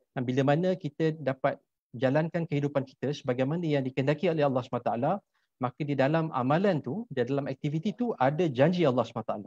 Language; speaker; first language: Malay; native; Malay